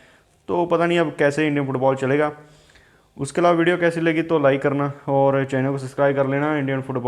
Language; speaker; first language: Hindi; native; Hindi